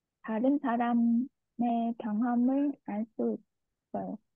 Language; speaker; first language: Korean; non-native, learner; Vietnamese